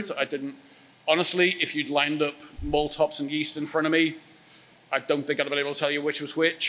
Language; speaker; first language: English; native; English